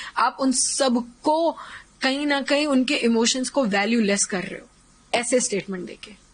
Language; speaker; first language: Hindi; native; Hindi